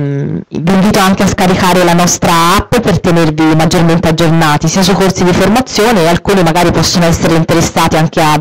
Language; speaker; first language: Italian; native; Italian